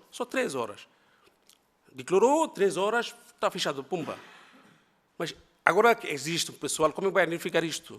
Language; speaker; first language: Portuguese; non-native, learner; Bangla